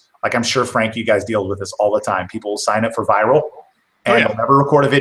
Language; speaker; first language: English; native; English